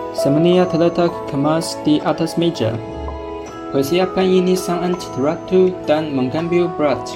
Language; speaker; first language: Malay; non-native, learner; Chinese